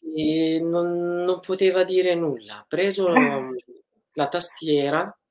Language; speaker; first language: Italian; non-native, fluent; Kurdish